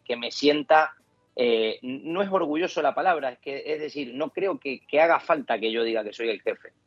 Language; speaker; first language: Spanish; native; Spanish